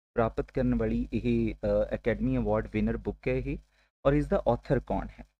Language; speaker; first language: Hindi; non-native, local second language; Punjabi